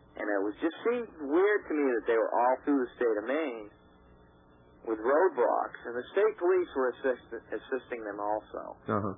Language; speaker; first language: English; native; English